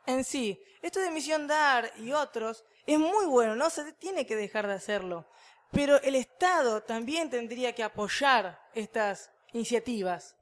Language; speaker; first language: Spanish; native; Spanish